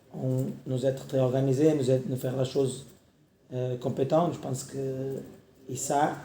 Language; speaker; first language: French; non-native, learner; Portuguese